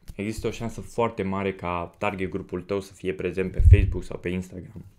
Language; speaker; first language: Romanian; native; Romanian